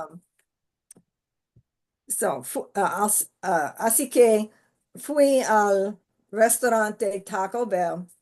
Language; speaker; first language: Spanish; non-native, learner; English